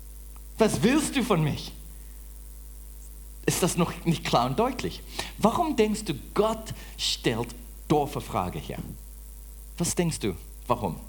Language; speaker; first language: German; non-native, fluent; English